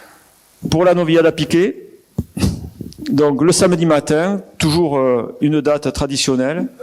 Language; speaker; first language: French; native; French